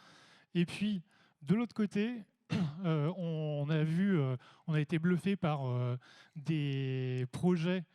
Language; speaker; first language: French; native; French